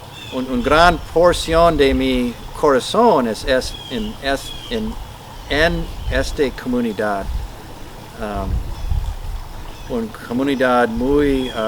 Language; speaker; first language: Spanish; non-native, learner; English